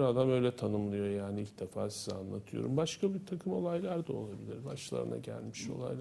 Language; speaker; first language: Turkish; native; Turkish